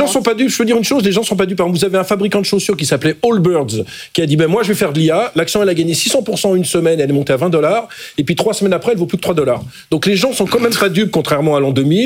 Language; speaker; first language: French; native; French